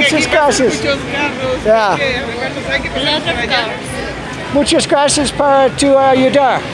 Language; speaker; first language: Spanish; non-native, learner; English